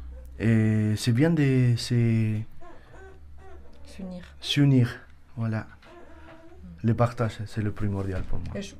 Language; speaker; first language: French; non-native, learner; Spanish